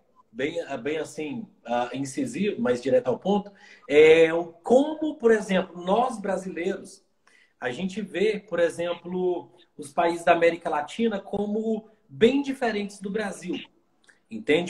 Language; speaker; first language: Portuguese; native; Portuguese